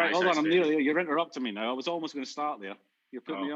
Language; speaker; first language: English; native; English